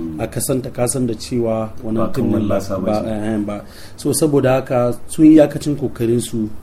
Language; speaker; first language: Hausa; non-native, local second language; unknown